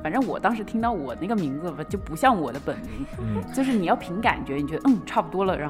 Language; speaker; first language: Chinese; native; Chinese